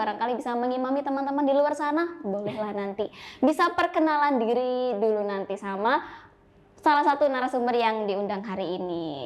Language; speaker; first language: Indonesian; native; Indonesian